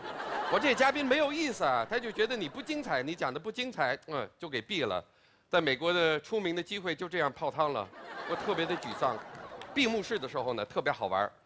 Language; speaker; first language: Chinese; non-native, fluent; English